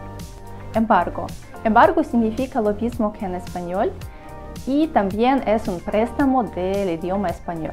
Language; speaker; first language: Spanish; non-native, learner; Russian